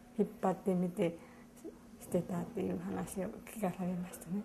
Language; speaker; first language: Japanese; native; Japanese